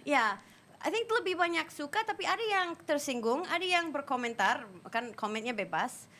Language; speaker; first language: Indonesian; non-native, fluent; English